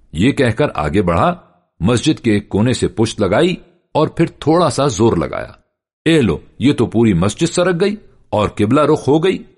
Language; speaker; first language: Urdu; native; Urdu